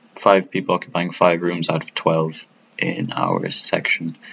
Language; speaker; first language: English; non-native, fluent; Italian